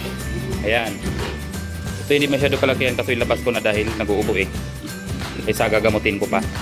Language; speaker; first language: Filipino; native; Filipino